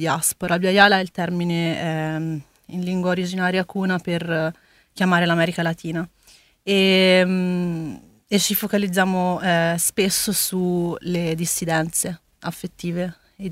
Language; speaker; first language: Italian; early bilingual, other home language; Spanish